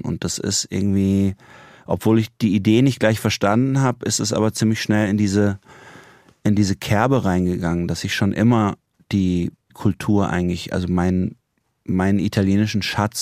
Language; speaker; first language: German; native; German